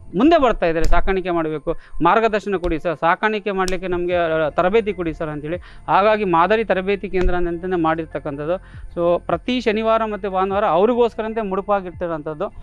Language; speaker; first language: Kannada; native; Kannada